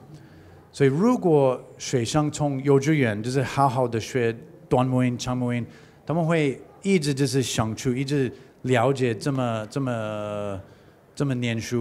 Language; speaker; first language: Chinese; non-native, learner; English